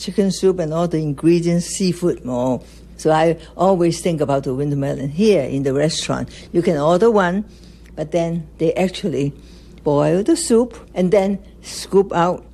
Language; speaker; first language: English; non-native, local second language; Cantonese